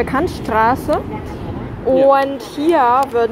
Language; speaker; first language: German; non-native, fluent; Korean